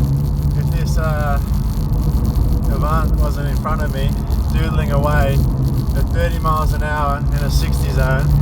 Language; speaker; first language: English; native; English